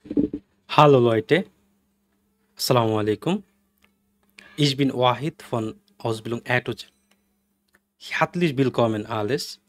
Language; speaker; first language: German; non-native, learner; Bangla